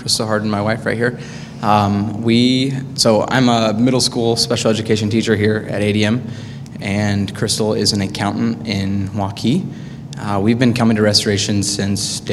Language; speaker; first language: English; native; English